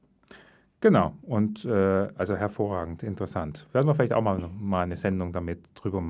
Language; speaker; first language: German; native; German